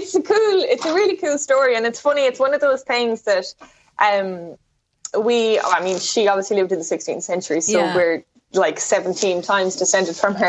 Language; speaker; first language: English; native; English